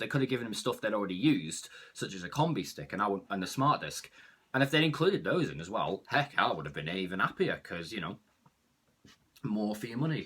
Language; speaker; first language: English; native; English